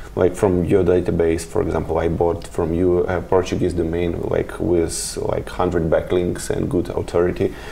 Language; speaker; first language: English; non-native, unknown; Russian